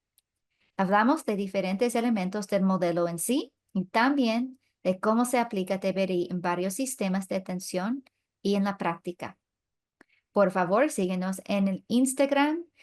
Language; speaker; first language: Spanish; non-native, fluent; English